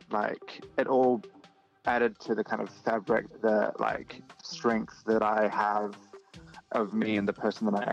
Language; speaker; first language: English; native; English